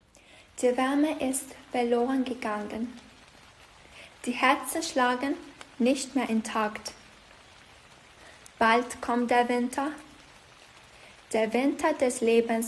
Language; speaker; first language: German; non-native, learner; Albanian